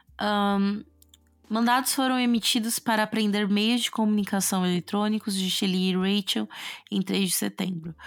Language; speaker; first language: Portuguese; native; Portuguese